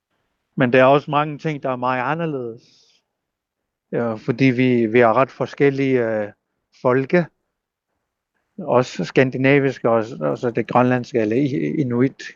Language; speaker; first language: Danish; non-native, local second language; Kalaallisut